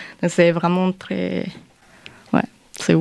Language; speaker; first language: French; non-native, fluent; Spanish